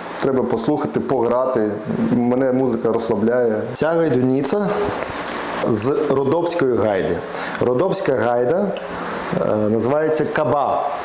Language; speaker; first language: Ukrainian; non-native, local second language; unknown